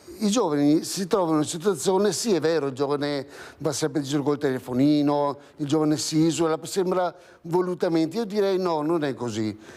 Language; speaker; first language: Italian; native; Italian